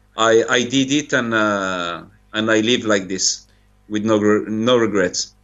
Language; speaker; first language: English; non-native, fluent; French